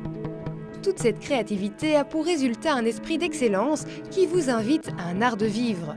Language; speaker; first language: French; native; French